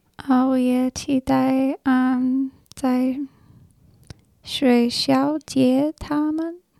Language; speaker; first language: Chinese; non-native, learner; English